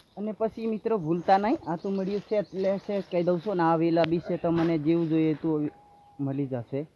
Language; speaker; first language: Gujarati; non-native, local second language; Rathawi